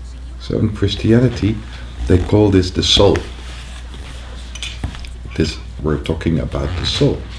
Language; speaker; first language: English; non-native, fluent; Dutch